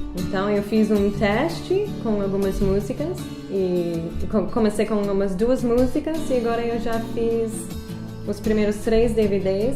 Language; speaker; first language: Portuguese; non-native, fluent; English